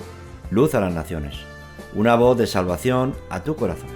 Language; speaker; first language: Spanish; native; Spanish